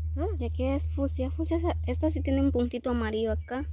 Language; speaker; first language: Spanish; native; Spanish